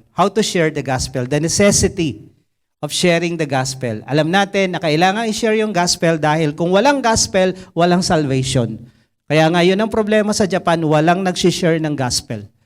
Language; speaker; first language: Filipino; native; Filipino